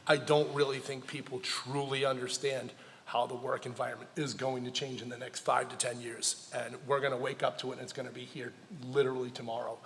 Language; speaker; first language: English; native; English